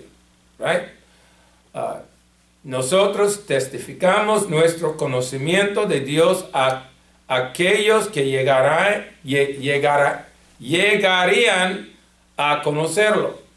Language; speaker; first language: Spanish; non-native, fluent; English